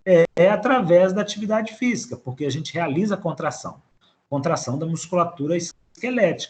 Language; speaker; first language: Portuguese; native; Portuguese